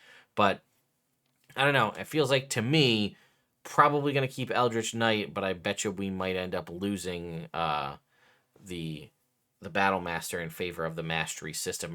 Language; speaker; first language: English; native; English